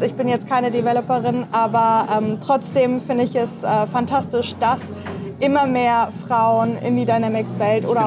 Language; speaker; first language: German; native; German